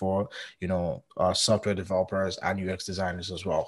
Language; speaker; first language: English; non-native, local second language; Yoruba